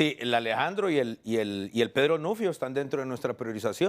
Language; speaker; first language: Spanish; native; Spanish